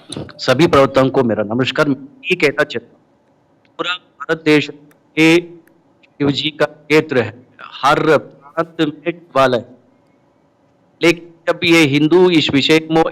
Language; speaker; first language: Hindi; non-native, local second language; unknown